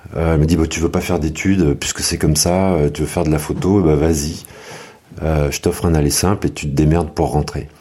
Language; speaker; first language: French; native; French